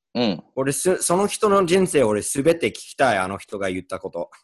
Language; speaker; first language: Japanese; non-native, fluent; English